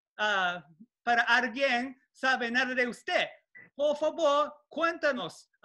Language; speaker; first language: Spanish; non-native, learner; Japanese